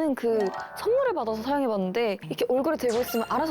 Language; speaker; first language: Korean; native; Korean